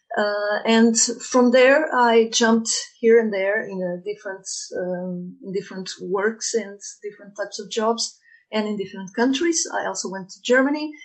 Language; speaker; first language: English; non-native, fluent; Portuguese